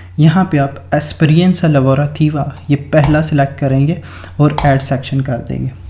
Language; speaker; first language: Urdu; non-native, local second language; Punjabi